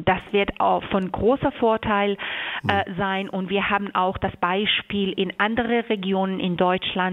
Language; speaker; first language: German; non-native, fluent; Persian